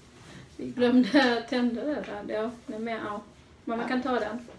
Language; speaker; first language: Swedish; non-native, learner; Thai